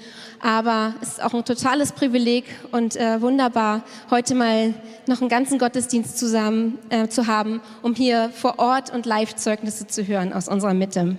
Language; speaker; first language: German; native; German